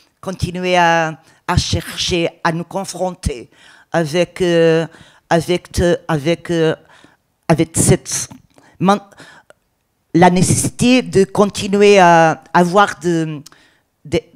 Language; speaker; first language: French; non-native, learner; Portuguese